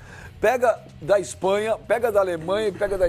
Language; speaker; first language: Portuguese; native; Portuguese